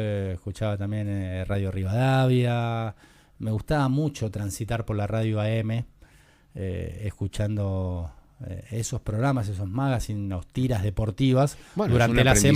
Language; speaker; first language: Spanish; native; Spanish